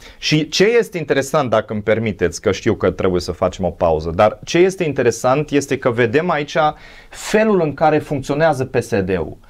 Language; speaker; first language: Romanian; non-native, fluent; German